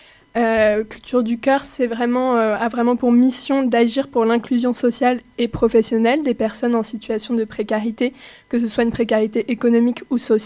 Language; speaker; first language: French; native; French